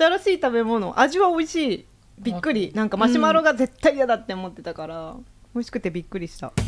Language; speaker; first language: Japanese; native; Japanese